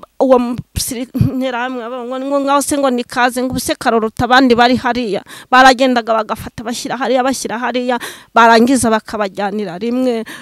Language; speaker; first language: Kinyarwanda; native; Kinyarwanda